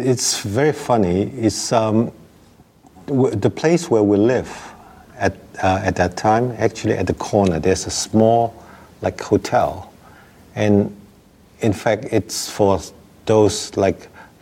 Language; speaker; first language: English; non-native, local second language; Wu Chinese